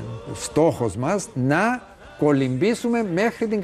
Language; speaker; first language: Greek; native; Greek